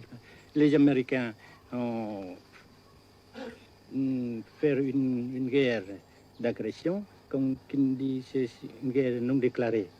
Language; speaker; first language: French; non-native, fluent; Vietnamese